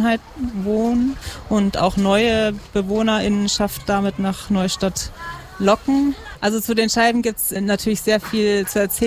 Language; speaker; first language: German; native; German